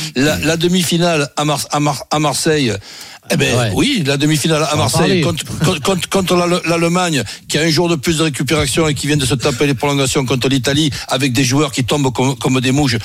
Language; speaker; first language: French; native; French